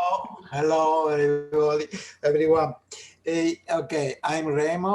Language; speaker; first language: English; non-native, learner; Italian